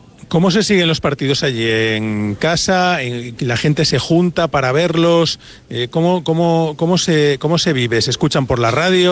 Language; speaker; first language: Spanish; native; Spanish